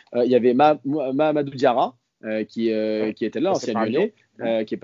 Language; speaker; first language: French; native; French